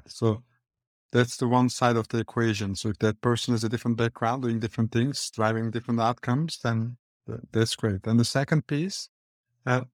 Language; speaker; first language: English; non-native, fluent; Turkish